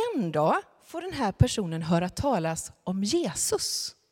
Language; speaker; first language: Swedish; native; Swedish